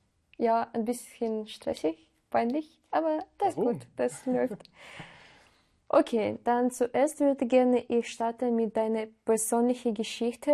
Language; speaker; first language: German; non-native, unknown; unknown